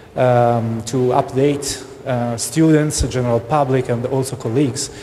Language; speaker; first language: English; non-native, fluent; Italian